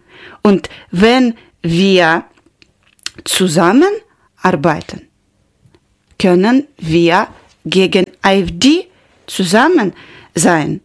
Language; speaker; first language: German; non-native, learner; Ukrainian